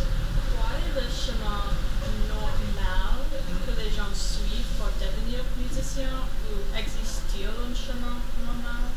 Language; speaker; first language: French; non-native, learner; English